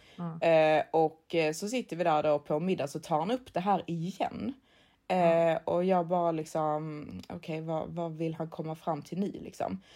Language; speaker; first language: Swedish; native; Swedish